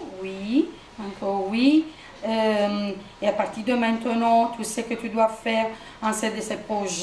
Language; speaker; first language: French; non-native, fluent; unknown